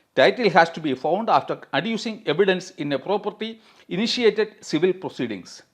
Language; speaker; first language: English; non-native, local second language; Malayalam